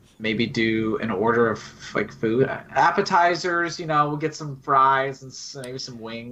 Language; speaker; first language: English; native; English